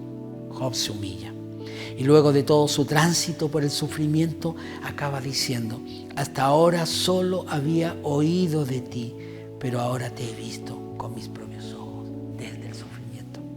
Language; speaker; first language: Spanish; native; Spanish